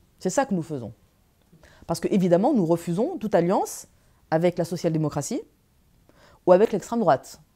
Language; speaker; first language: French; early bilingual, other home language; Arabic